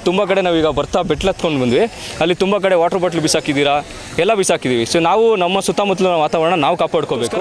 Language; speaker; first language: Kannada; native; Kannada